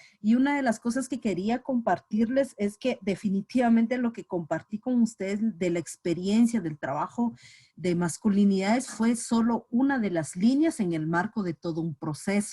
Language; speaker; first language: Spanish; native; Spanish